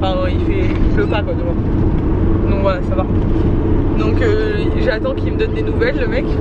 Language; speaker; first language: French; native; French